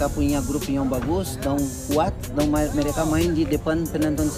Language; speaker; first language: Indonesian; non-native, learner; Portuguese